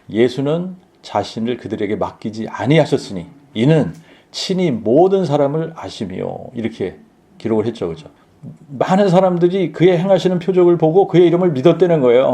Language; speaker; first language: Korean; native; Korean